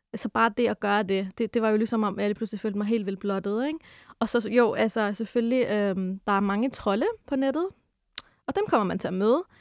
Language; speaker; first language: Danish; early bilingual, other home language; Arabic